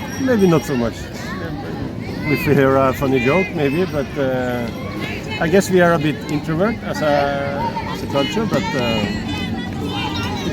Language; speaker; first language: English; non-native, fluent; Norwegian